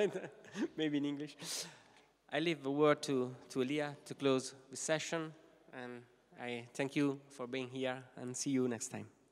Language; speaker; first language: English; non-native, fluent; Italian